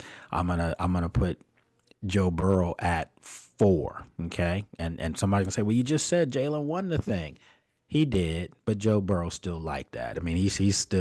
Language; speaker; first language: English; native; English